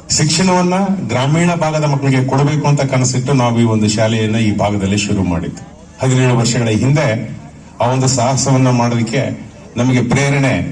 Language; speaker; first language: Kannada; native; Kannada